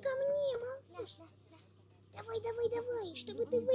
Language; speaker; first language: Russian; native; Russian